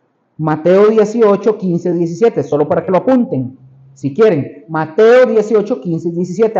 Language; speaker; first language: Spanish; native; Spanish